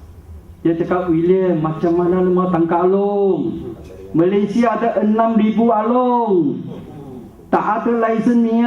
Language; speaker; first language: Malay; non-native, local second language; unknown